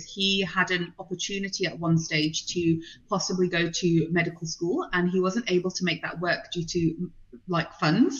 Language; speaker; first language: English; non-native, local second language; Punjabi